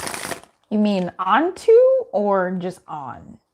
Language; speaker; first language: English; native; English